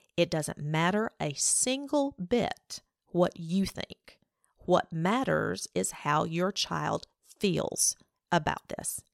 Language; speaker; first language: English; native; English